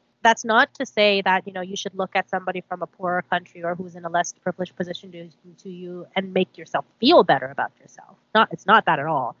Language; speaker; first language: English; early bilingual, other home language; Korean